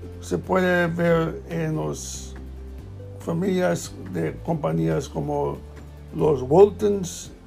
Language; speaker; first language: Spanish; non-native, learner; English